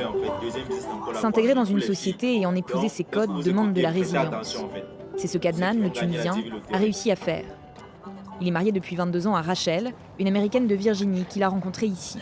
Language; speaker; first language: French; native; French